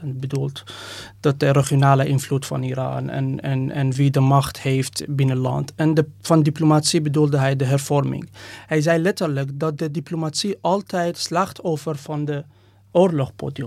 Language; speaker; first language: Dutch; non-native, fluent; Persian